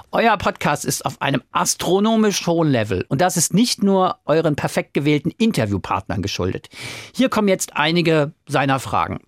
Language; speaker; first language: German; native; German